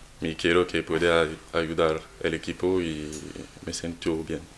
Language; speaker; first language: Spanish; non-native, learner; French